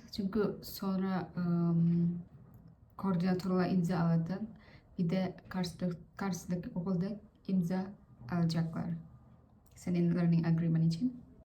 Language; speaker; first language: Turkish; non-native, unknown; Vietnamese